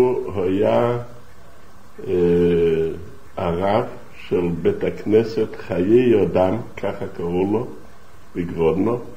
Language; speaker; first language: Hebrew; non-native, fluent; Yiddish